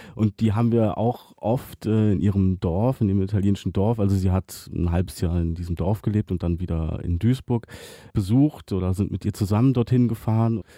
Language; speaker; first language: German; native; German